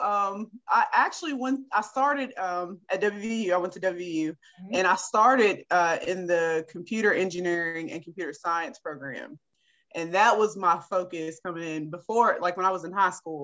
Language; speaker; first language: English; native; English